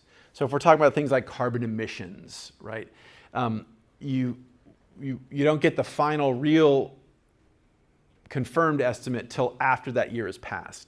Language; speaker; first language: English; native; English